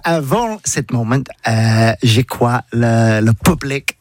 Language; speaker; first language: French; non-native, learner; English